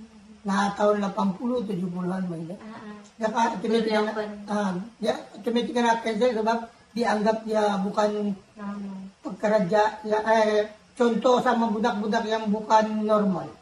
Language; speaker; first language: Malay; non-native, local second language; Filipino